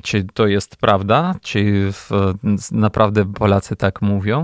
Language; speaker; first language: Polish; non-native, fluent; Ukrainian